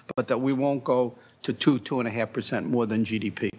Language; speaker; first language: English; native; English